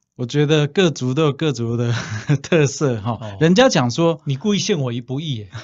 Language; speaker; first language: Chinese; native; Chinese